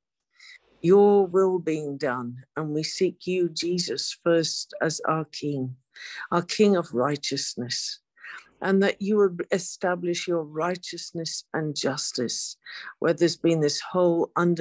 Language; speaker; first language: English; native; English